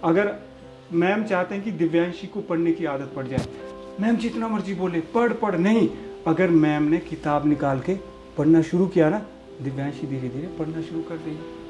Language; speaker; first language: Hindi; native; Hindi